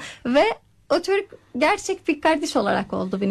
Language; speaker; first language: Turkish; non-native, fluent; Arabic